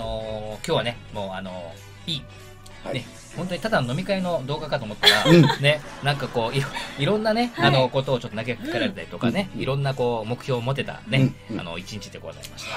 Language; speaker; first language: Japanese; native; Japanese